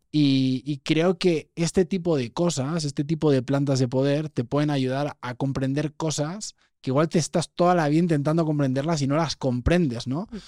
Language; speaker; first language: Spanish; native; Spanish